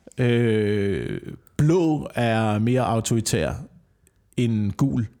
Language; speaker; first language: Danish; native; Danish